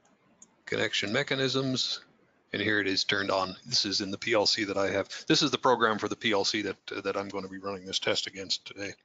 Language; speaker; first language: English; native; English